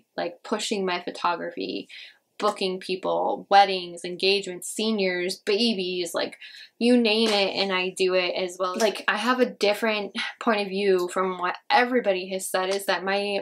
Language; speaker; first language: English; native; English